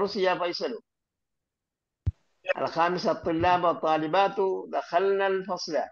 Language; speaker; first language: Arabic; non-native, fluent; Malayalam